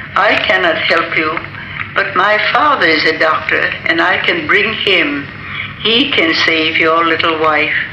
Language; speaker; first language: English; native; English